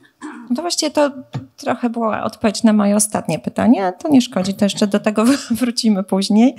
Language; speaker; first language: Polish; native; Polish